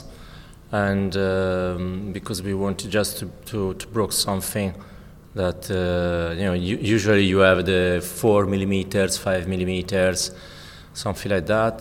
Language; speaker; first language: English; non-native, fluent; Italian